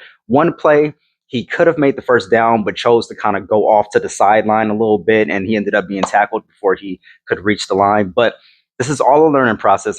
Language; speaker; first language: English; native; English